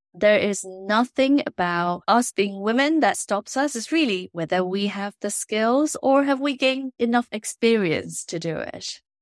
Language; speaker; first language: English; non-native, local second language; Chinese